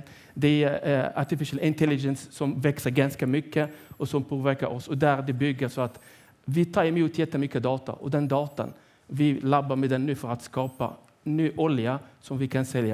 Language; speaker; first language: Swedish; non-native, fluent; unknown